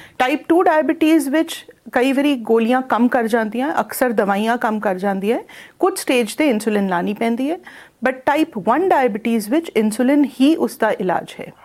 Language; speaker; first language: Punjabi; non-native, local second language; Hindi